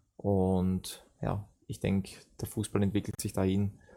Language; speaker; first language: German; native; German